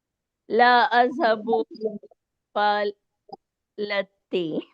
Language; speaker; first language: Arabic; non-native, learner; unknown